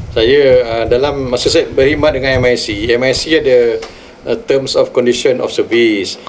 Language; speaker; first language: Malay; native; Malay